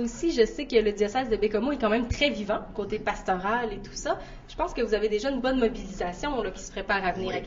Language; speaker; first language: French; native; French